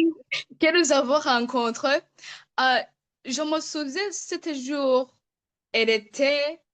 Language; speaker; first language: French; non-native, local second language; Rundi